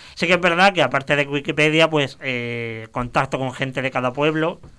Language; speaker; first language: Spanish; native; Spanish